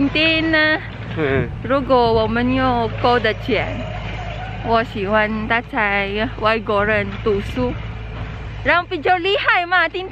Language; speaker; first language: Chinese; non-native, learner; Filipino